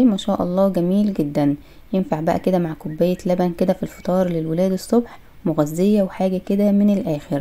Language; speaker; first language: Arabic; native; Arabic